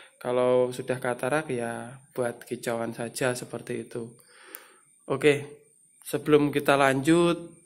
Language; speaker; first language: Indonesian; non-native, local second language; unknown